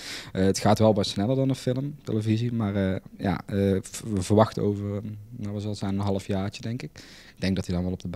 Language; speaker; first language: Dutch; native; Dutch